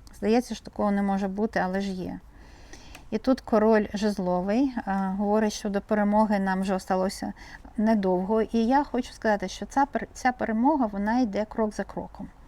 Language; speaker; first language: Ukrainian; native; Ukrainian